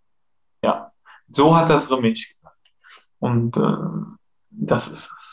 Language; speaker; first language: German; non-native, fluent; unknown